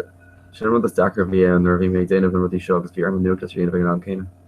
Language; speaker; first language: Irish; non-native, local second language; English